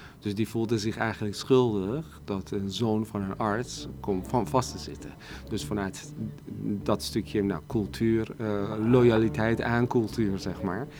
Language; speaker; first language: Dutch; non-native, fluent; Persian